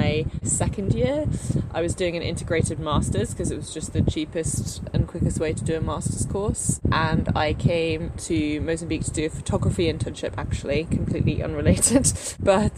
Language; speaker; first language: English; native; English